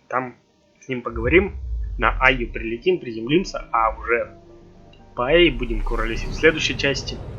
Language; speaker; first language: Russian; native; Russian